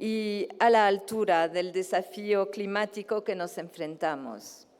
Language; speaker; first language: Spanish; native; Spanish